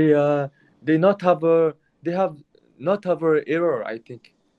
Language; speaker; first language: English; non-native, learner; Mongolian